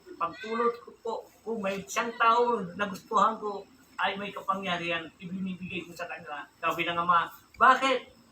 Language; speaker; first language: Filipino; non-native, local second language; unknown